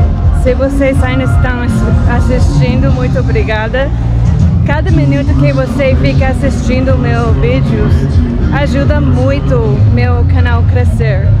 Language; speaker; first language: Portuguese; non-native, fluent; English